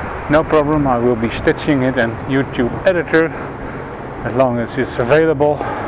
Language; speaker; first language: English; non-native, fluent; Dutch